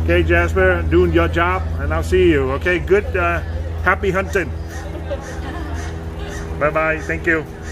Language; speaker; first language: English; non-native, fluent; Vietnamese